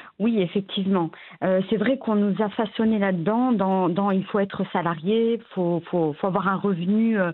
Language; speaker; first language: French; early bilingual, other home language; Arabic